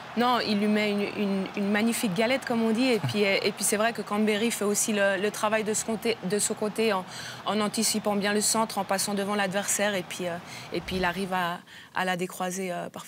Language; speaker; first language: French; native; French